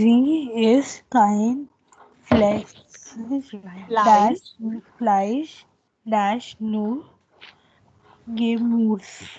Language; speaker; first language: German; non-native, learner; Hindi